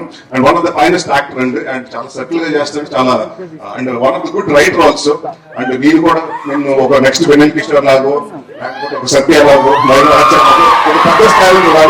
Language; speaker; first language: Telugu; native; Telugu